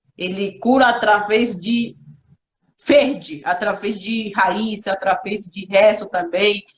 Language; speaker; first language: Portuguese; non-native, local second language; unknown